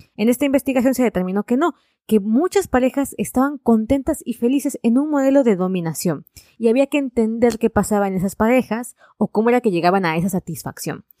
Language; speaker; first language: Spanish; native; Spanish